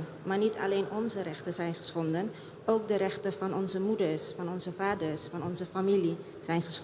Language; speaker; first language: Dutch; early bilingual, other home language; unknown